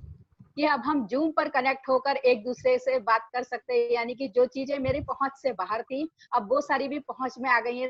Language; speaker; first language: Hindi; native; Hindi